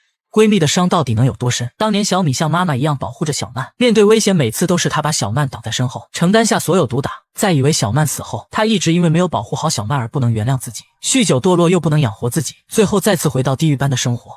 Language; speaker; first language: Chinese; native; Chinese